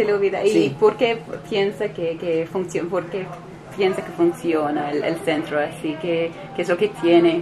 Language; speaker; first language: Spanish; non-native, fluent; English